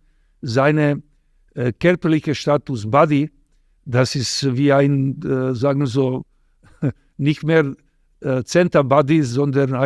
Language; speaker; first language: German; non-native, fluent; Serbian